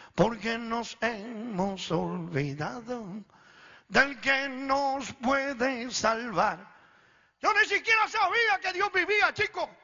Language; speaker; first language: Spanish; early bilingual, other home language; Italian